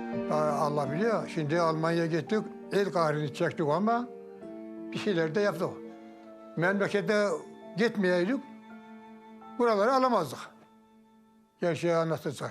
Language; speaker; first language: Turkish; native; Turkish